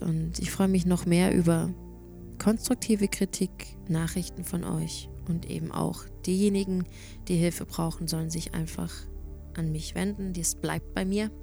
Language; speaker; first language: German; native; German